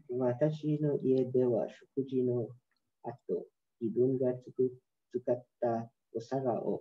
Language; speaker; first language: Japanese; non-native, learner; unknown